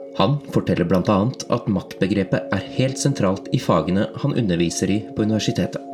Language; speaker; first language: Norwegian; native; Norwegian